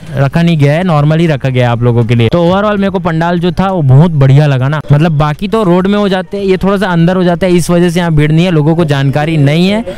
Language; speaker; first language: Hindi; native; Hindi